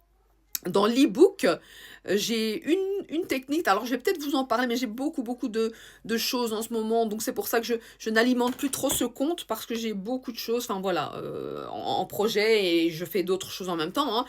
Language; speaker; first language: French; native; French